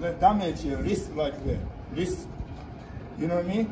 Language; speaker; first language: English; non-native, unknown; Japanese